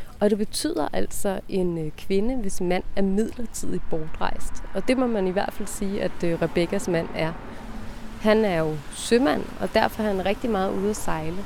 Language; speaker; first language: Danish; native; Danish